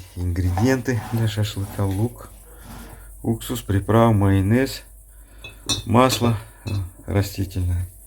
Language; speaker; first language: Russian; non-native, local second language; Kazakh